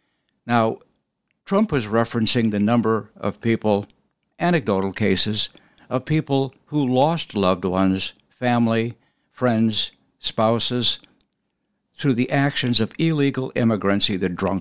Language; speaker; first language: English; native; English